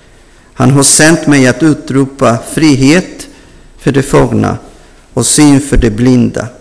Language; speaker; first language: Swedish; non-native, fluent; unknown